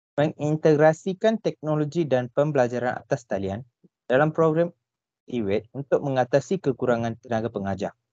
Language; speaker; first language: Malay; non-native, local second language; Tamil